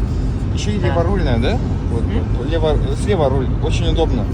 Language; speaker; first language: Russian; non-native, local second language; Kazakh